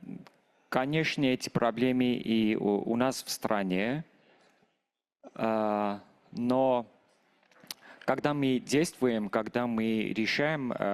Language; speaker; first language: Russian; non-native, local second language; Armenian